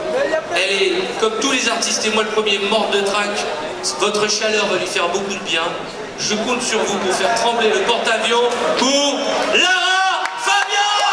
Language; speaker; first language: French; native; French